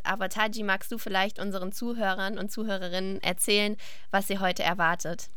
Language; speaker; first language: German; native; German